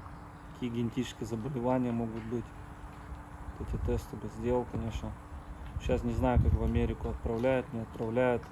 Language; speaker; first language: Russian; native; Russian